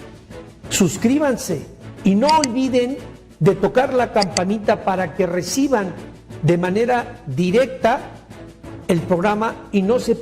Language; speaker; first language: Spanish; native; Spanish